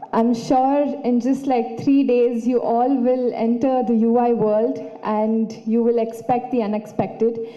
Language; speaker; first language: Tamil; non-native, learner; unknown